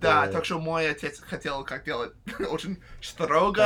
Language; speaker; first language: Russian; non-native, learner; English